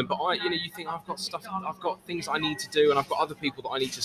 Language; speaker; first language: English; native; English